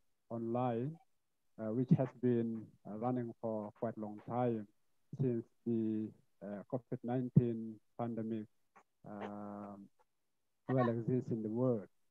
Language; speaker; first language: English; non-native, fluent; Indonesian